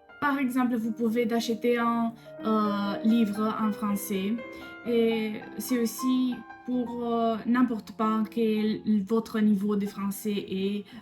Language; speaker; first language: French; non-native, learner; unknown